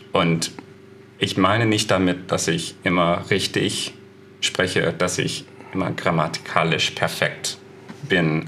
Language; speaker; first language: German; non-native, fluent; English